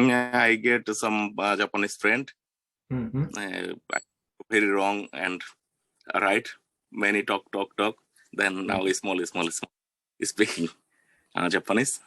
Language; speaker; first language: English; non-native, learner; Bangla